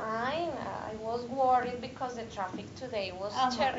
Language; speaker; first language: English; non-native, learner; Spanish